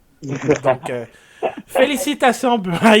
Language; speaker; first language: French; native; French